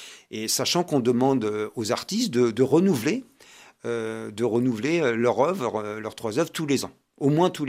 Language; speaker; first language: French; native; French